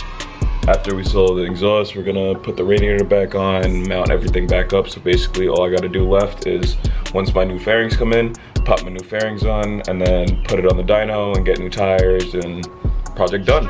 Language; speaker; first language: English; native; English